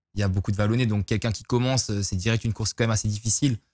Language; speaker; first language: French; native; French